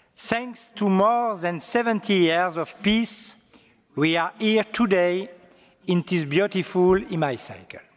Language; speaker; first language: English; non-native, learner; French